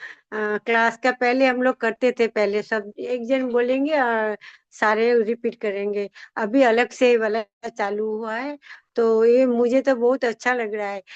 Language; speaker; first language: Hindi; non-native, local second language; Odia